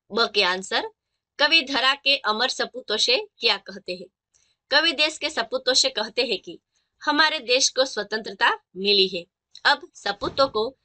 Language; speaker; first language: Hindi; non-native, local second language; Gujarati